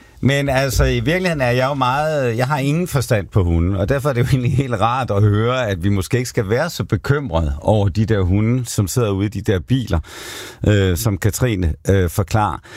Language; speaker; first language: Danish; native; Danish